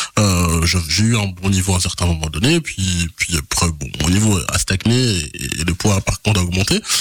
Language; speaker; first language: French; early bilingual, other home language; Lingala